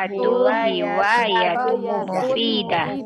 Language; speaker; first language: Arabic; non-native, learner; Indonesian